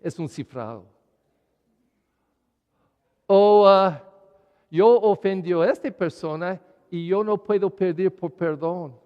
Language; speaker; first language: Spanish; non-native, learner; English